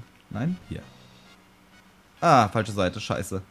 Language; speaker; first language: German; native; German